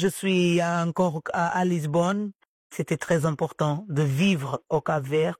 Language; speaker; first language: French; non-native, fluent; Portuguese